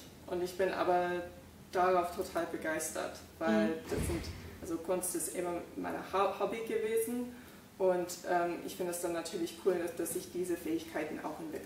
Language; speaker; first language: German; non-native, fluent; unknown